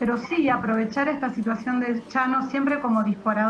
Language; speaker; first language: Spanish; native; Spanish